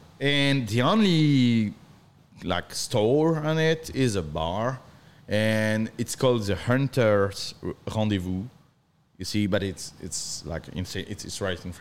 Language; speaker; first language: English; non-native, learner; French